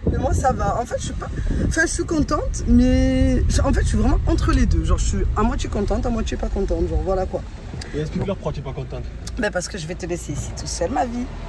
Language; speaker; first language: French; early bilingual, other home language; Fula